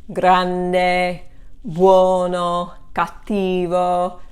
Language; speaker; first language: Italian; non-native, fluent; English